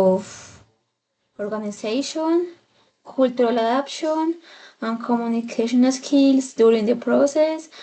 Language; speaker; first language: English; non-native, fluent; Spanish